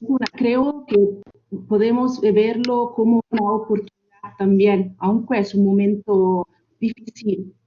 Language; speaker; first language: Spanish; non-native, fluent; Italian